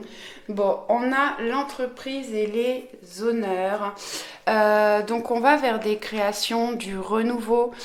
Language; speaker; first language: French; native; French